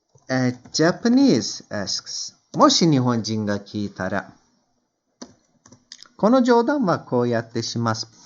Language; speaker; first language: Japanese; non-native, fluent; Turkish